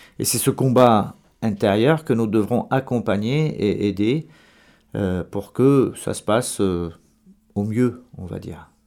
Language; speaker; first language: French; non-native, local second language; Arabic